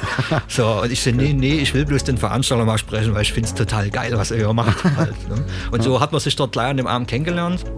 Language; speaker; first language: German; native; German